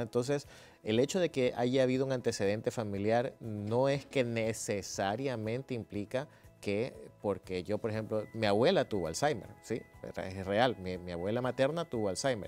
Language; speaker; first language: Spanish; native; Spanish